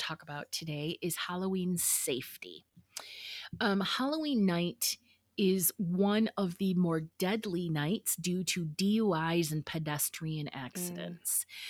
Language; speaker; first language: English; native; English